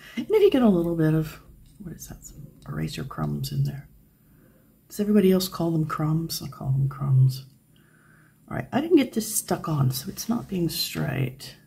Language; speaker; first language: English; native; English